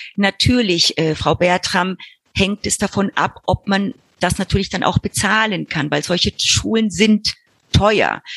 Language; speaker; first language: German; early bilingual, heritage; Spanish